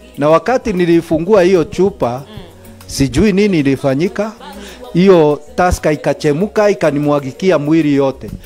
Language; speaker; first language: Swahili; native; Swahili